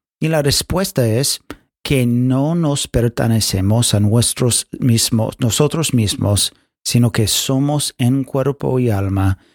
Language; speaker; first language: Spanish; non-native, fluent; English